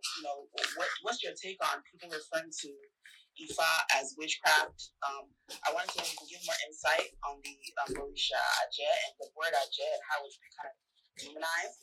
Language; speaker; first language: English; non-native, local second language; Yoruba